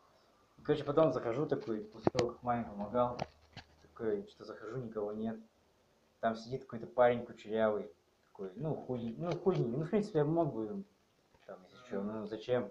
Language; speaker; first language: Russian; native; Russian